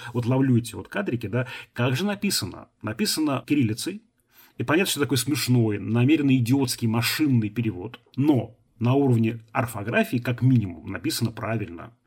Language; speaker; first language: Russian; native; Russian